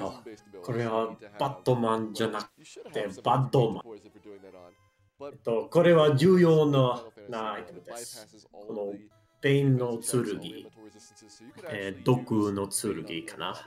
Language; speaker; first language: Japanese; non-native, learner; English